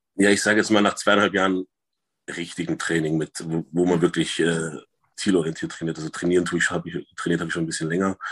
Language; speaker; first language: German; native; German